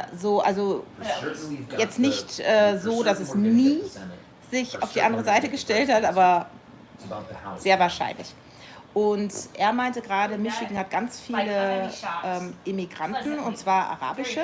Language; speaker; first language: German; native; German